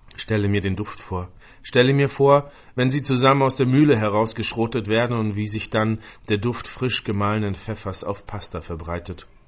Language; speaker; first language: German; native; German